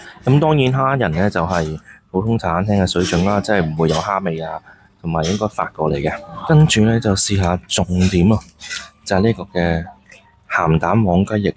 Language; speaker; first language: Cantonese; native; Cantonese